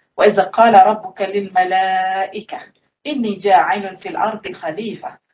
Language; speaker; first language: Malay; native; Malay